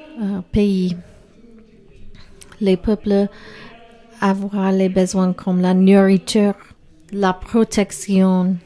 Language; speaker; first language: French; non-native, learner; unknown